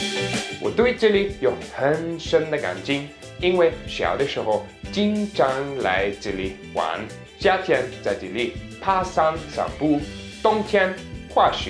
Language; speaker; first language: Chinese; non-native, learner; German